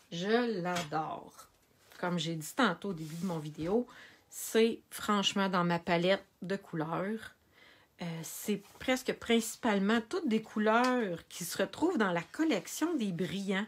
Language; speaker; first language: French; native; French